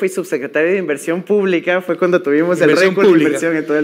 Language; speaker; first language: Spanish; native; Spanish